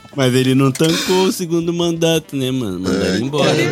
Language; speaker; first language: Portuguese; native; Portuguese